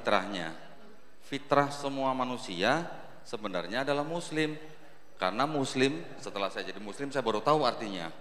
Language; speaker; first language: Indonesian; native; Indonesian